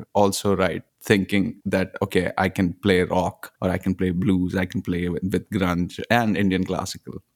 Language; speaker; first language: English; non-native, local second language; Punjabi